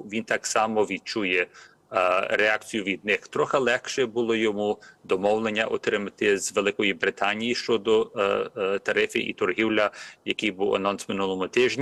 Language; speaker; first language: Ukrainian; early bilingual, heritage; Ukrainian